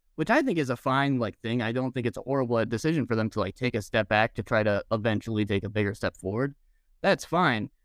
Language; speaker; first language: English; native; English